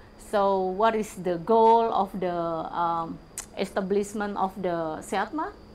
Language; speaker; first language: English; non-native, fluent; Indonesian